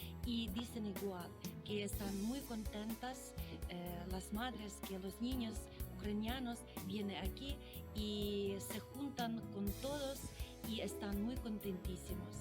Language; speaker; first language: Spanish; non-native, learner; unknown